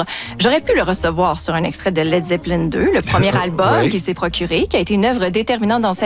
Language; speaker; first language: French; native; French